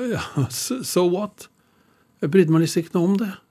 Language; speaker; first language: Norwegian; native; Norwegian